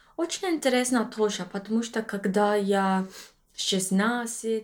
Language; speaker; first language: Russian; non-native, learner; English